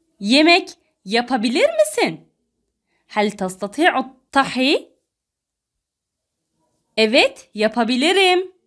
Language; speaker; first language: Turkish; non-native, fluent; Arabic